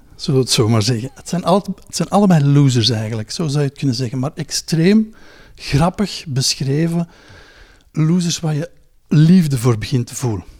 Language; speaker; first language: Dutch; native; Dutch